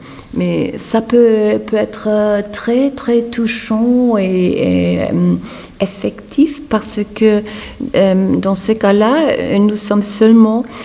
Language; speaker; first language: French; non-native, fluent; German